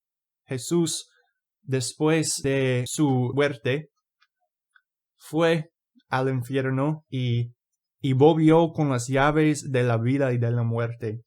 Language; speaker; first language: Spanish; non-native, fluent; English